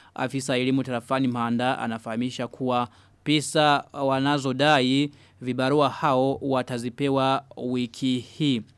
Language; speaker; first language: Swahili; non-native, local second language; Rundi